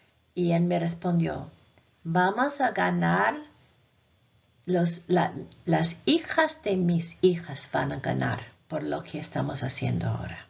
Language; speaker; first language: Spanish; non-native, fluent; English